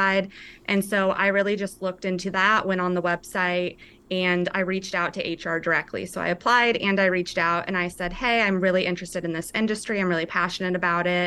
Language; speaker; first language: English; native; English